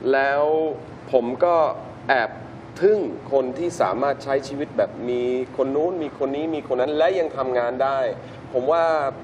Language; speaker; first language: Thai; native; Thai